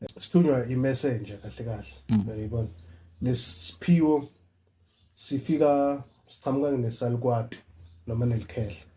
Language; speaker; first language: Zulu; non-native, local second language; Swati